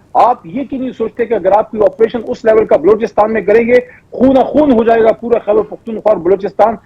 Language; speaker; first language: Urdu; non-native, local second language; Pashto